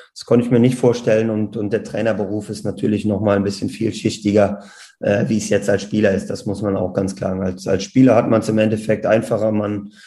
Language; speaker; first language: German; native; German